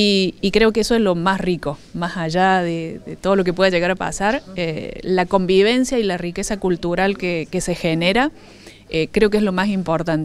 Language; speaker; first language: Spanish; native; Spanish